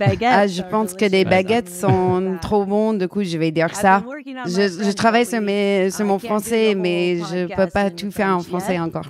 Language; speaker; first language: French; non-native, learner; English